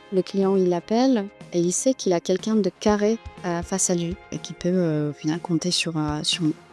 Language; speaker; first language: French; non-native, fluent; Polish